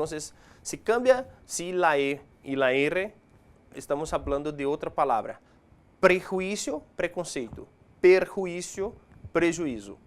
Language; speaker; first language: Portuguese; non-native, fluent; Spanish